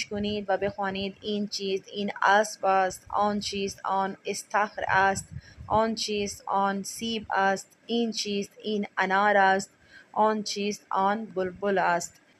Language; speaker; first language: Persian; non-native, fluent; Urdu